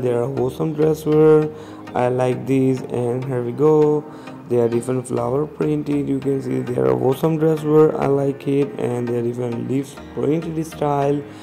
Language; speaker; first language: English; non-native, learner; Urdu